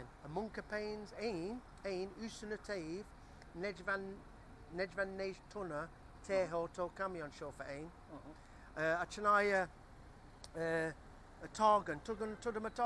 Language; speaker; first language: Hungarian; non-native, learner; English